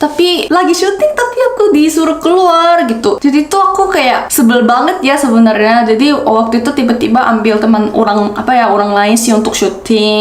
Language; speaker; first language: Indonesian; non-native, fluent; Korean